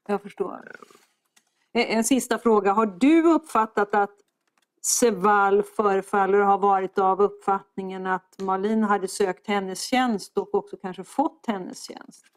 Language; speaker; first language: Swedish; native; Swedish